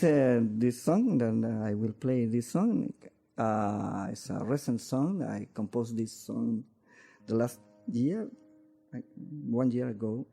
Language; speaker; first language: English; non-native, learner; Spanish